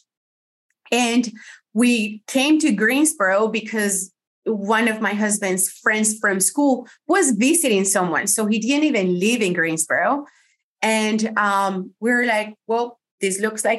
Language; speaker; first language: English; non-native, fluent; Spanish